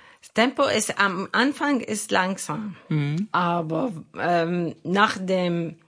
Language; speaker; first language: German; non-native, fluent; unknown